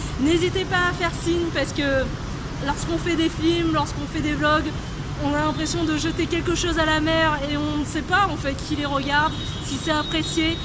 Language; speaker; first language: French; native; French